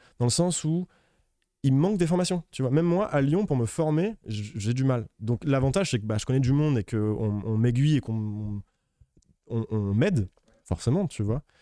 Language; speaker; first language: French; native; French